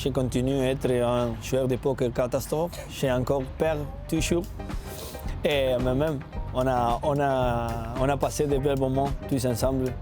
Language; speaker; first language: French; non-native, learner; Spanish